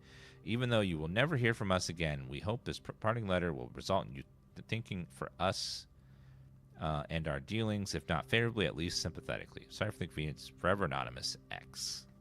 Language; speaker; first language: English; native; English